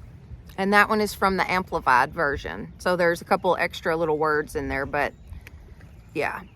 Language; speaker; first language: English; native; English